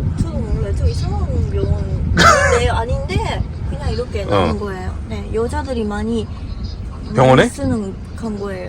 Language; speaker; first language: Korean; non-native, learner; Japanese